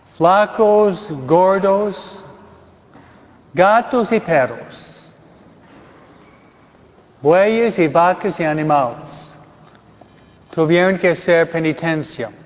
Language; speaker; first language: Spanish; non-native, fluent; English